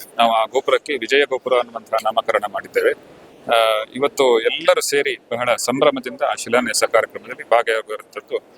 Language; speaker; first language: Kannada; native; Kannada